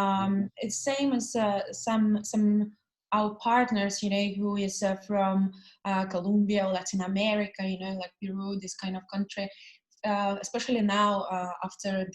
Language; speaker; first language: English; non-native, learner; Russian